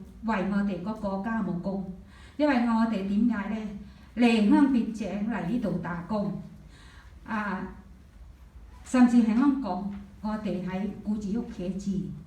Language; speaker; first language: Cantonese; non-native, fluent; Thai